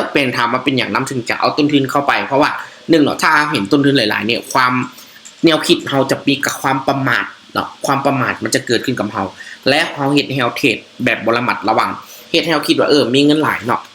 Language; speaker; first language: Thai; non-native, local second language; Northeastern Thai